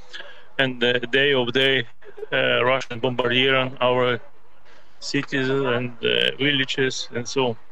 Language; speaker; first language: English; non-native, learner; Ukrainian